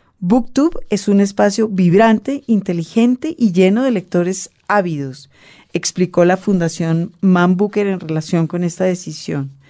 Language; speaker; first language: Spanish; native; Spanish